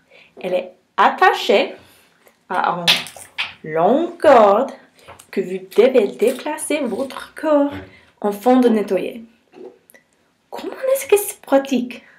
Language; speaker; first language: French; non-native, learner; English